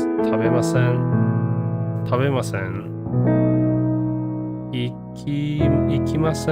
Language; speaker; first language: Japanese; non-native, learner; English